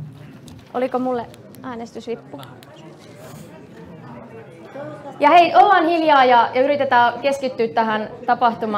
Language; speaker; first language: Finnish; native; Finnish